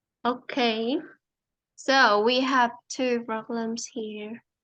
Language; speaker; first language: English; non-native, fluent; Vietnamese